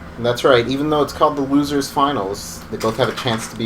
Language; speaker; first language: English; native; English